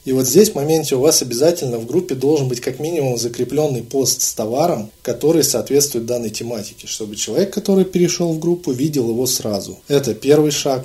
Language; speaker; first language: Russian; native; Russian